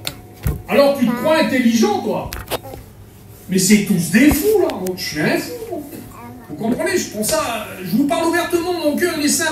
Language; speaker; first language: French; native; French